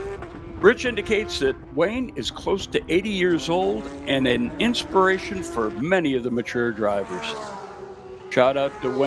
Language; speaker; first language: English; native; English